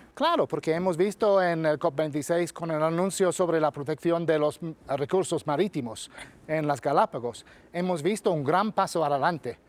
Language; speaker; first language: Spanish; non-native, fluent; English